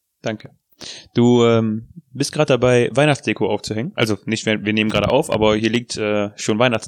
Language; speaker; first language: German; native; German